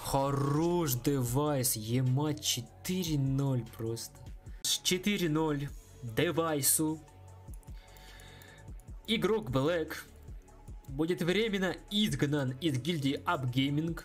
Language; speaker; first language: Russian; native; Russian